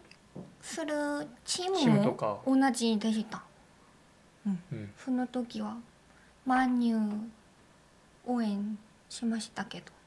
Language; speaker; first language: Japanese; non-native, learner; Korean